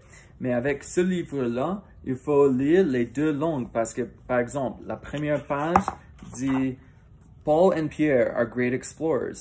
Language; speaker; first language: French; non-native, fluent; English